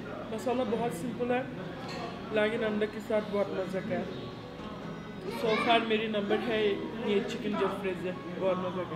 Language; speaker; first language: Hindi; non-native, fluent; Turkish